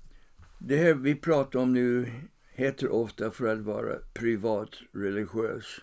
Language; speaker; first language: Swedish; non-native, fluent; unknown